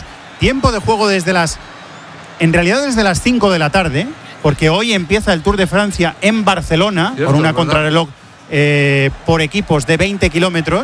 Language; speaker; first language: Spanish; native; Spanish